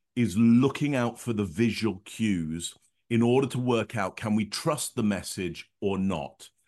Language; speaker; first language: English; native; English